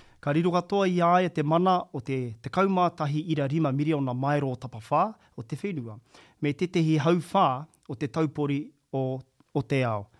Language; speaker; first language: Māori; native; Māori